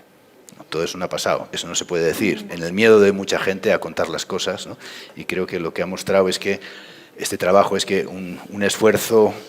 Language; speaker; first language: Spanish; native; Spanish